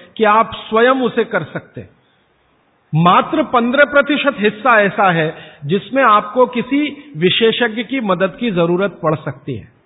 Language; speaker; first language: Hindi; native; Hindi